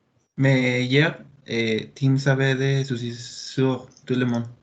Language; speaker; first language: French; non-native, learner; Spanish